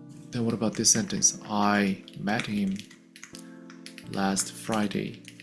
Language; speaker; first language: English; non-native, fluent; Korean